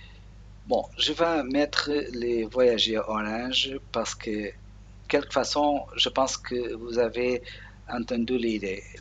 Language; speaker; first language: French; non-native, learner; Portuguese